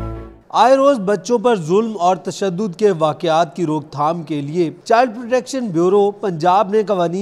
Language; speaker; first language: Urdu; native; Urdu